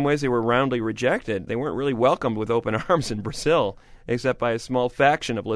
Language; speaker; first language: English; native; English